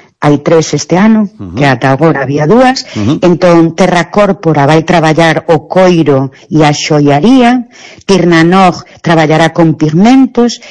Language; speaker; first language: Galician; native; Galician